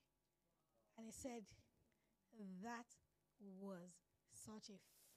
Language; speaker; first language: English; non-native, local second language; Yoruba